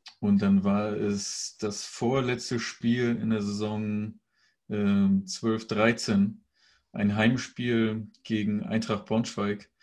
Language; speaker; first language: German; native; German